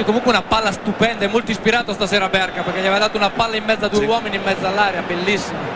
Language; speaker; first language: Italian; native; Italian